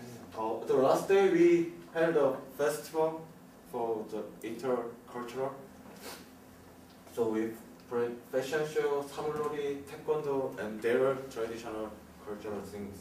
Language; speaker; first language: English; non-native, learner; Korean